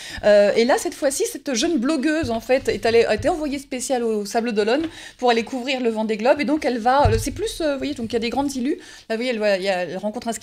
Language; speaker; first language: French; native; French